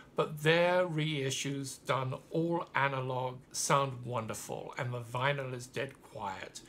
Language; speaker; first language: English; native; English